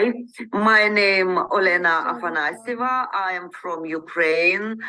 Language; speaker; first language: English; non-native, learner; Ukrainian